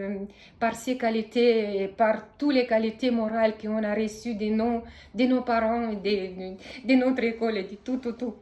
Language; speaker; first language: French; non-native, fluent; Romanian